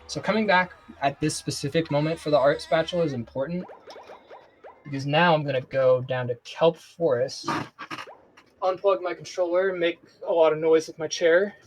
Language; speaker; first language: English; native; English